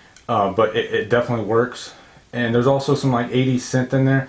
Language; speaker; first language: English; native; English